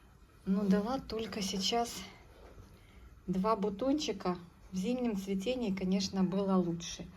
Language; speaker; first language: Russian; native; Russian